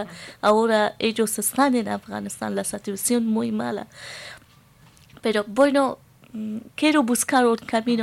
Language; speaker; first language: Spanish; non-native, learner; Persian